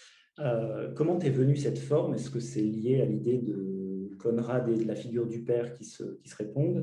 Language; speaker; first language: French; native; French